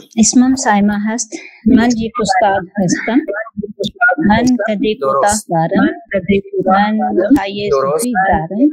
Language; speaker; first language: Persian; non-native, learner; Urdu